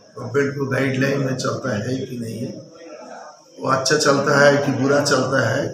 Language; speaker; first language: Hindi; non-native, local second language; Bangla